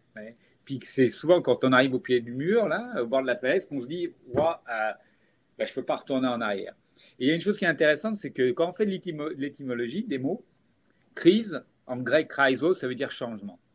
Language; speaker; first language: French; native; French